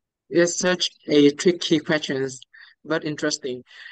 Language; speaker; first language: English; non-native, learner; Vietnamese